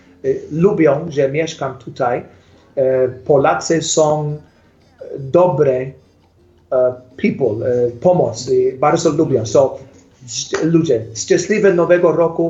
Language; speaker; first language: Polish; non-native, learner; English